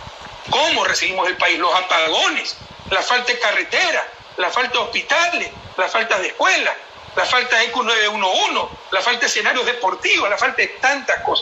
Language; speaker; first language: Spanish; native; Spanish